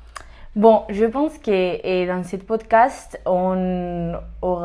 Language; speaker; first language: French; non-native, learner; Spanish